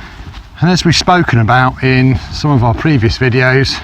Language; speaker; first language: English; native; English